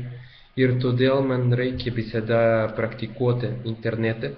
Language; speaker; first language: Lithuanian; non-native, learner; Spanish